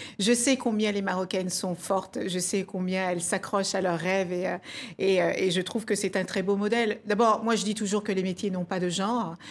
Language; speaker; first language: French; early bilingual, other home language; Kabuverdianu